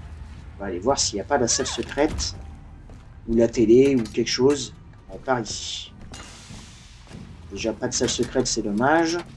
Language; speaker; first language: French; native; French